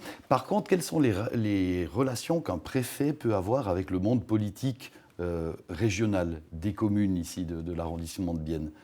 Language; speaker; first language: French; native; French